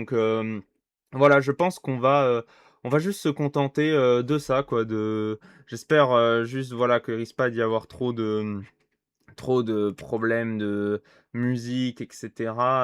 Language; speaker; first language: French; native; French